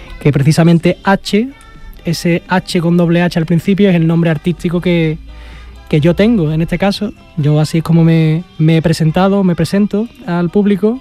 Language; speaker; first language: Spanish; native; Spanish